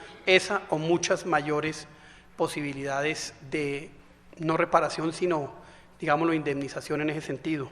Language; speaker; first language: Spanish; native; Spanish